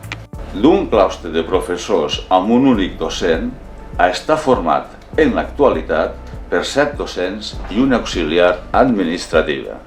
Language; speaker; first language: Catalan; native; Catalan